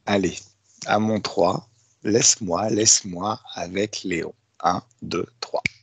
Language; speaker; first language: French; native; French